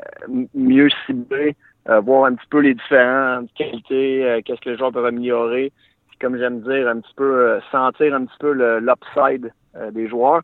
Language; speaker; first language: French; native; French